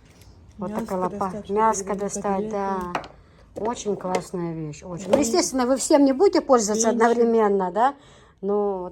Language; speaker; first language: Russian; non-native, local second language; Chechen